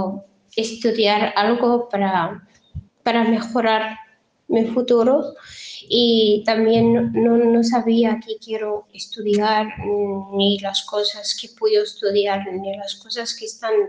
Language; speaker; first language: Spanish; non-native, fluent; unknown